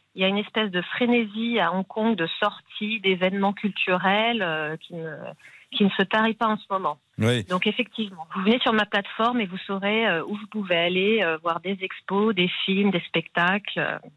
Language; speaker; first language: French; native; French